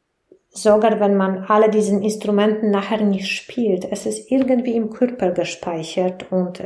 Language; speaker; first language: German; non-native, fluent; Polish